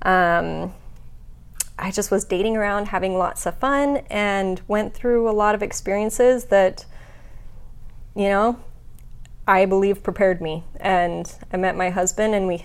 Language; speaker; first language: English; native; English